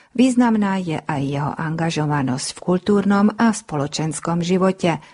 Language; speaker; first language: Slovak; early bilingual, heritage; Slovak